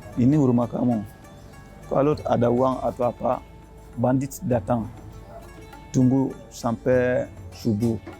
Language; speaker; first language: Indonesian; non-native, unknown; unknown